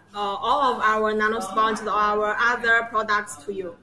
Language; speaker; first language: English; non-native, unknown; Chinese